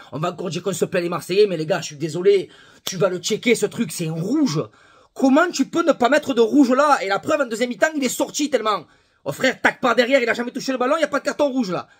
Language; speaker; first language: French; native; French